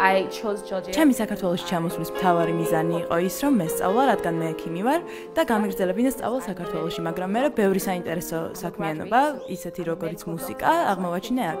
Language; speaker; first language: Georgian; non-native, fluent; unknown